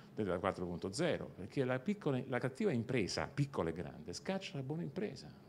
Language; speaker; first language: Italian; native; Italian